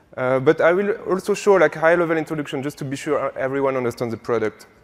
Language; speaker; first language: English; non-native, fluent; French